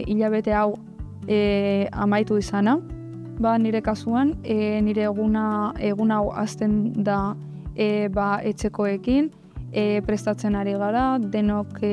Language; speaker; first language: Basque; early bilingual, other home language; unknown